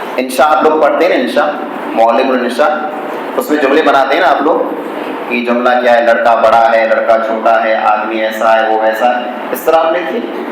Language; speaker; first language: Urdu; non-native, local second language; Kachhi